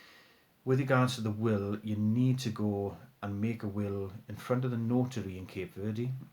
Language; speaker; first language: English; native; English